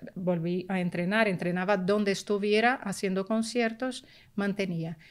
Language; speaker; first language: Spanish; early bilingual, heritage; Spanish